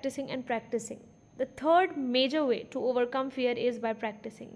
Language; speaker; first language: English; non-native, fluent; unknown